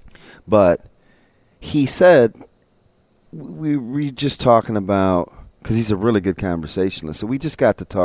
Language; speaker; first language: English; native; English